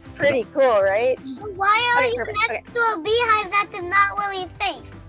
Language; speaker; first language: English; native; English